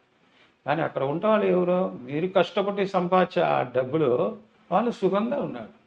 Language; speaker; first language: Telugu; non-native, learner; Tamil